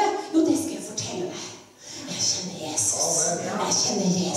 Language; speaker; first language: Norwegian; native; Norwegian